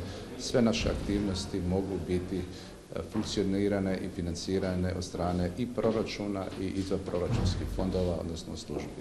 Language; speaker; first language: Serbian; native; Serbian